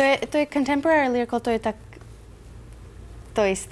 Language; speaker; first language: Slovak; early bilingual, heritage; Slovak